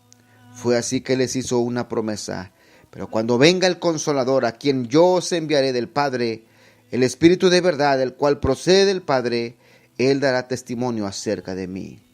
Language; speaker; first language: Spanish; native; Spanish